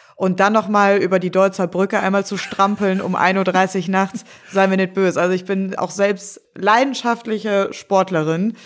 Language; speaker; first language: German; native; German